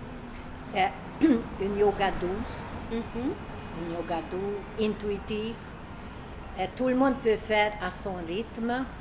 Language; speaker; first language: French; non-native, learner; Hungarian